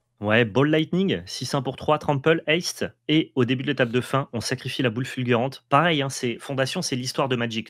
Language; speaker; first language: French; native; French